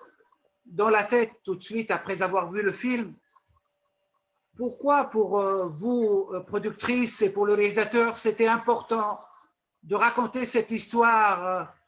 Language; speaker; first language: French; non-native, local second language; Arabic